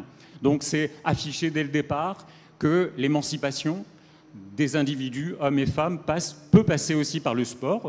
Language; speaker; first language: French; native; French